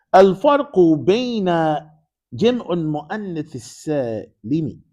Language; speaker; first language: Arabic; non-native, fluent; English